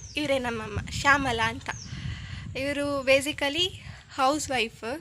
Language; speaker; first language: Kannada; non-native, local second language; Tulu